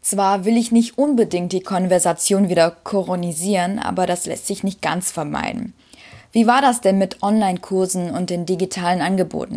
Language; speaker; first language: German; native; German